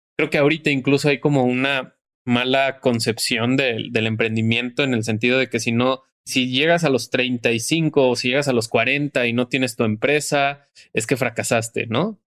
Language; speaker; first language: Spanish; native; Spanish